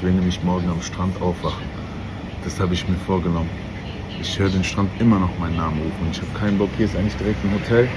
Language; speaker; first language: German; native; German